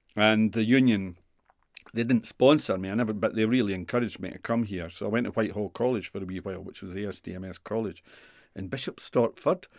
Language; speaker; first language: English; native; English